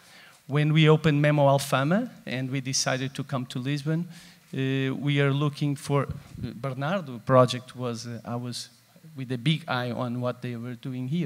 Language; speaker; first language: English; non-native, fluent; Portuguese